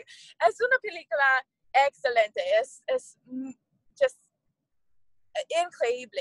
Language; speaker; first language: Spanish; non-native, learner; English